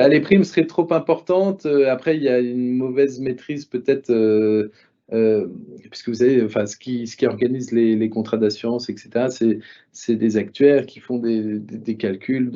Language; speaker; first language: French; native; French